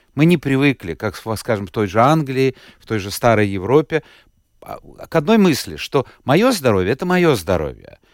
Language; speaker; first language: Russian; native; Russian